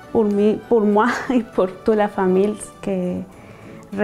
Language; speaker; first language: French; non-native, learner; Spanish